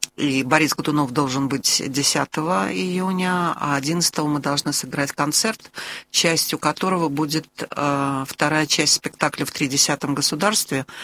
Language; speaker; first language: Russian; native; Russian